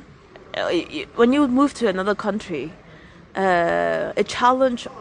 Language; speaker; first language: English; non-native, local second language; Cantonese